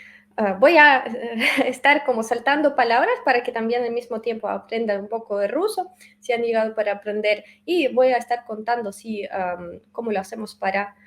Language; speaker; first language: Spanish; non-native, fluent; Russian